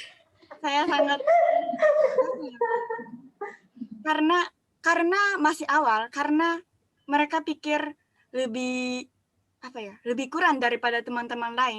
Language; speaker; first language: Indonesian; non-native, fluent; Japanese